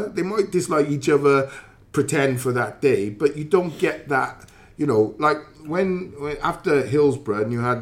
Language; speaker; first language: English; native; English